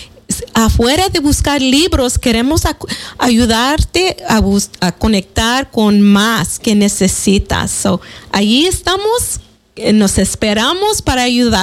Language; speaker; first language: Spanish; early bilingual, other home language; English